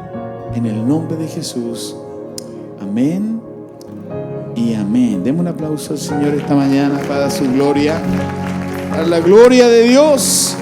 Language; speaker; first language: Spanish; native; Spanish